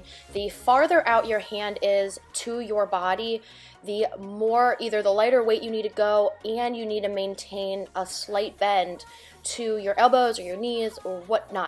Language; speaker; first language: English; native; English